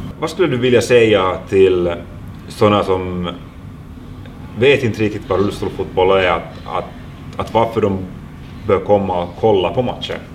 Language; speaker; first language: Swedish; non-native, local second language; Finnish